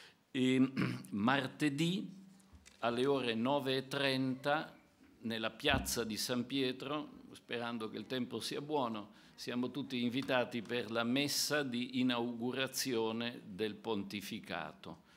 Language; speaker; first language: Italian; native; Italian